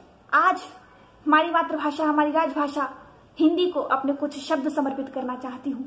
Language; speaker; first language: Hindi; native; Hindi